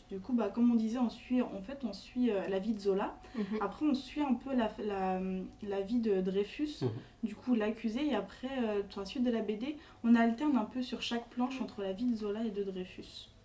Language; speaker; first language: French; native; French